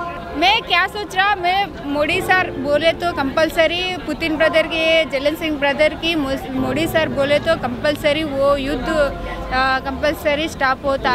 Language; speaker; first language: Hindi; non-native, local second language; Telugu